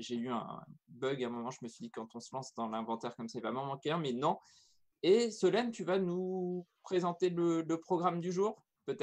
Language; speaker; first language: French; native; French